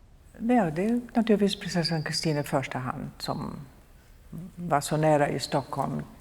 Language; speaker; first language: Swedish; non-native, fluent; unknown